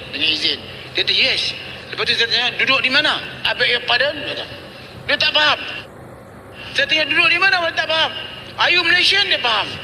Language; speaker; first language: Malay; native; Malay